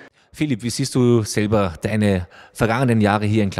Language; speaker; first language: German; native; German